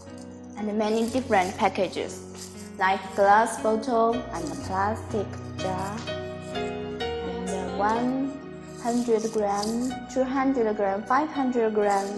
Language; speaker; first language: English; non-native, learner; Chinese